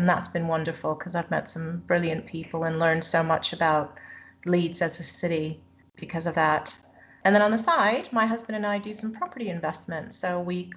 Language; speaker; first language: English; native; English